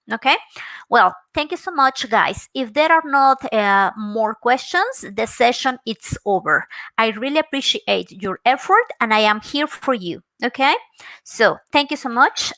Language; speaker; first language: English; non-native, fluent; Spanish